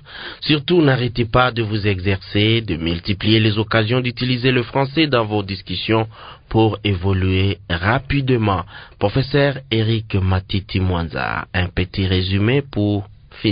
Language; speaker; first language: French; non-native, local second language; Swahili